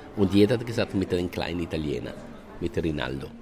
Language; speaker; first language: German; non-native, fluent; Italian